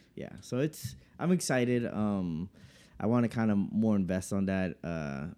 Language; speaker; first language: English; native; English